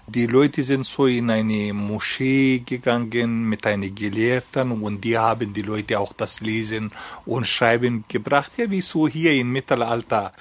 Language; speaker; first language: German; non-native, fluent; Pashto